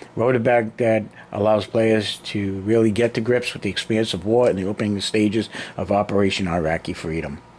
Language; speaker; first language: English; native; English